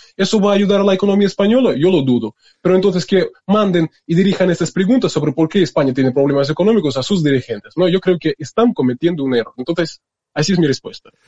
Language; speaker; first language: Spanish; non-native, fluent; Russian